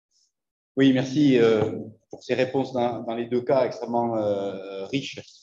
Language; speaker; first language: French; native; French